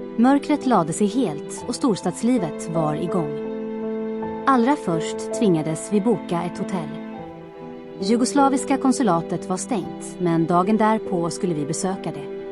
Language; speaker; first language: Swedish; non-native, fluent; Croatian